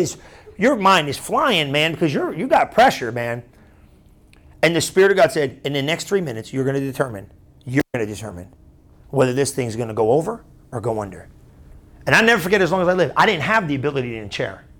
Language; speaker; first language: English; native; English